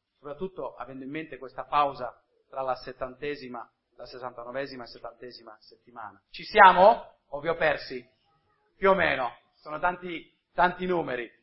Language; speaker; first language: Italian; non-native, fluent; English